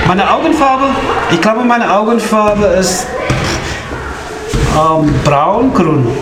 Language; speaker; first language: German; non-native, fluent; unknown